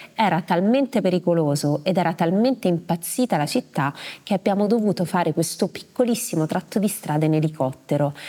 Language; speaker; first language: Italian; native; Italian